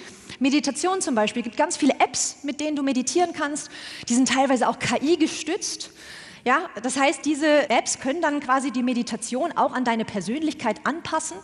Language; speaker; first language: German; native; German